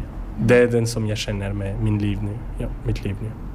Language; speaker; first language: Swedish; non-native, learner; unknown